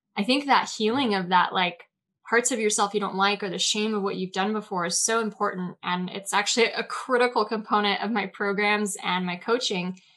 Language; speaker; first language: English; native; English